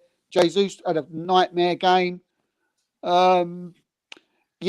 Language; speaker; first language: English; native; English